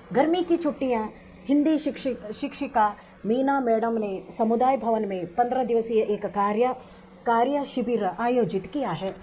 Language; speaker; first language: Hindi; non-native, local second language; Kannada